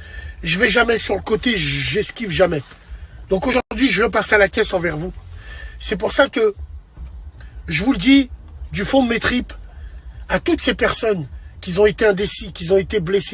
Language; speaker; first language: French; native; French